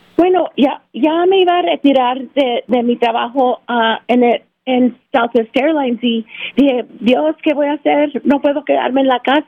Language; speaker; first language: Spanish; early bilingual, heritage; Spanish